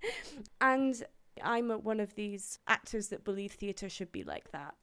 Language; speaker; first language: English; native; English